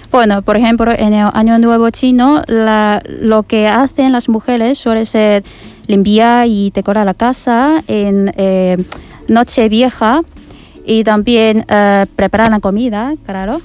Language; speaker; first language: Spanish; non-native, fluent; Chinese